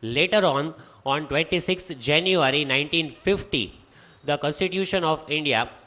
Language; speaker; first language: English; non-native, local second language; Hindi